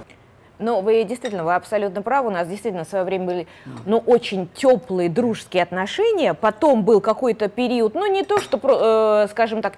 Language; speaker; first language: Russian; native; Russian